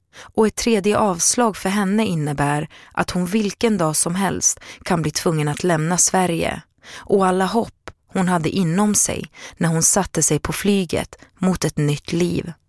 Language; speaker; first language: Swedish; native; Swedish